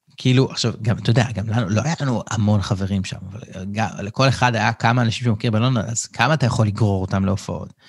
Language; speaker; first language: Hebrew; native; Hebrew